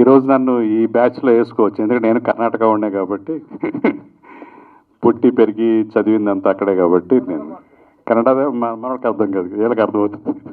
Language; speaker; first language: Telugu; native; Telugu